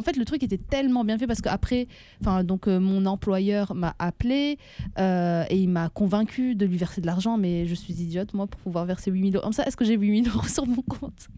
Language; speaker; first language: French; native; French